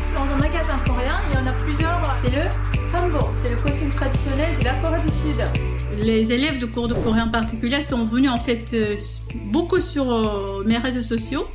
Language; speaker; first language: French; non-native, fluent; Korean